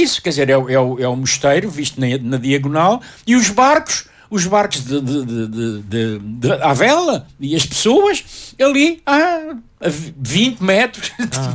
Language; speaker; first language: Portuguese; native; Portuguese